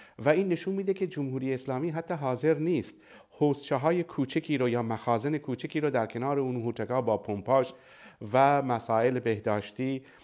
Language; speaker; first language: Persian; non-native, local second language; Baluchi